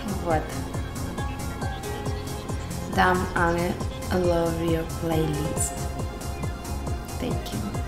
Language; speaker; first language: English; non-native, learner; Russian